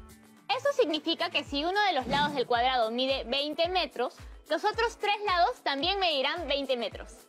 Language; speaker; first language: Spanish; native; Spanish